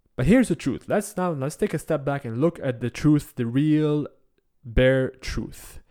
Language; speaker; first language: English; non-native, fluent; Arabic